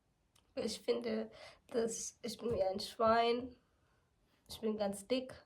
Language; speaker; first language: German; non-native, learner; Malayalam